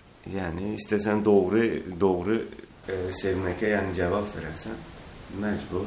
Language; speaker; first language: Turkish; non-native, learner; Azerbaijani